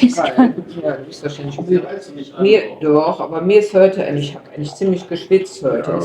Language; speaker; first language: German; native; German